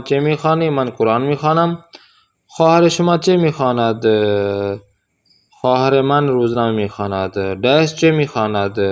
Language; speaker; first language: Persian; non-native, fluent; Urdu